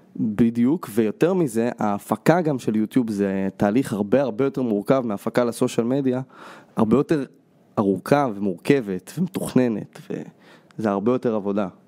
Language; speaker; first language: Hebrew; early bilingual, other home language; Russian